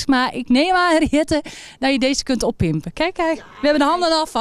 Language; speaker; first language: Dutch; native; Dutch